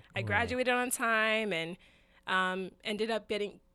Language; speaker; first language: English; early bilingual, other home language; Yoruba